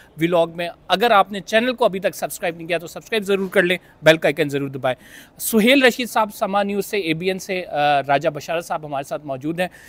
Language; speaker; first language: Urdu; native; Urdu